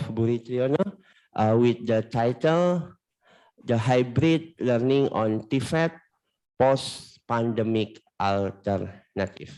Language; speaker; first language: English; non-native, learner; Indonesian